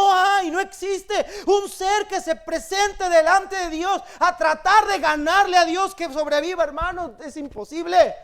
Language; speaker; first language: Spanish; native; Spanish